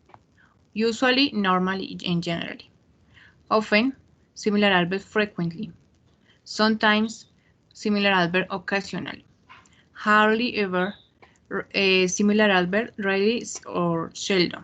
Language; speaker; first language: English; non-native, fluent; Spanish